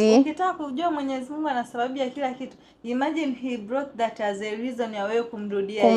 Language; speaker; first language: Swahili; native; Swahili